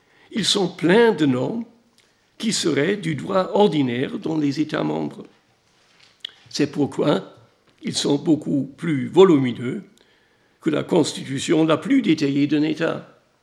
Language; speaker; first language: French; non-native, fluent; German